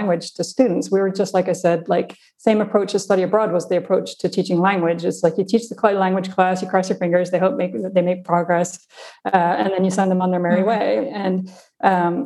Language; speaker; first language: English; non-native, local second language; Afrikaans